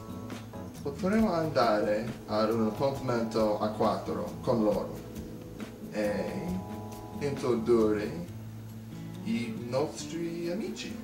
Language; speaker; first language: Italian; non-native, learner; English